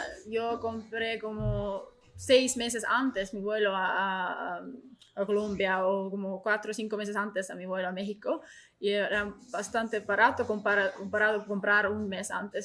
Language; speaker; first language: Spanish; non-native, learner; Estonian